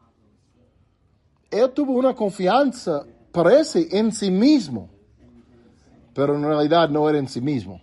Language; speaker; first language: Spanish; non-native, fluent; English